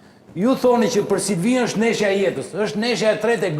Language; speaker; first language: Albanian; native; Albanian